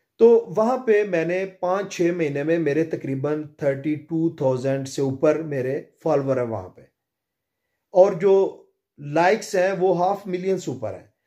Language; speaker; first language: Urdu; non-native, local second language; Punjabi